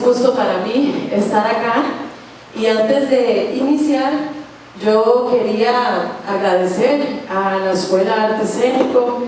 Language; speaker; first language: Spanish; native; Spanish